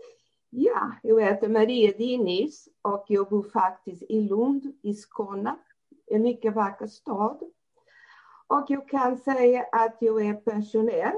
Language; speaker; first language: Swedish; non-native, fluent; Portuguese